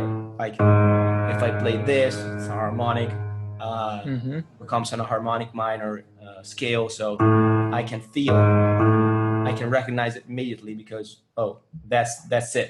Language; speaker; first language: English; non-native, fluent; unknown